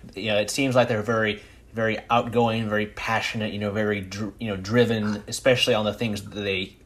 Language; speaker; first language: English; early bilingual, other home language; Italian